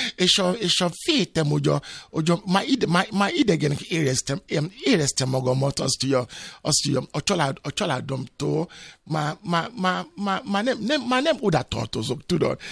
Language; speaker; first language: Hungarian; non-native, fluent; Yoruba